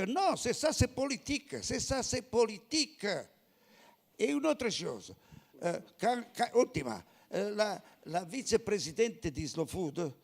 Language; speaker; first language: French; non-native, fluent; Italian